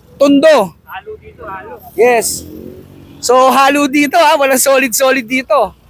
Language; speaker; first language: Filipino; native; Filipino